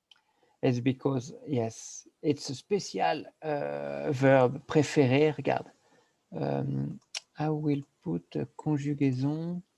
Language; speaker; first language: English; non-native, learner; French